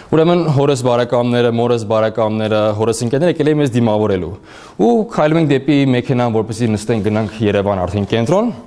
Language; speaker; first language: Armenian; early bilingual, heritage; Armenian